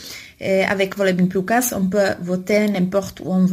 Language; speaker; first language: French; non-native, fluent; Czech